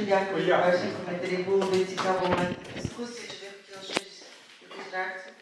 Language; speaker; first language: Ukrainian; early bilingual, heritage; Ukrainian